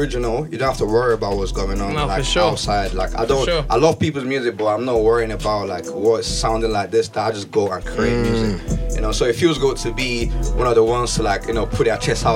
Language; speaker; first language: English; non-native, local second language; Yoruba